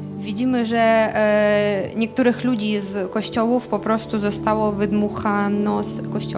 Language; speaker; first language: Polish; non-native, fluent; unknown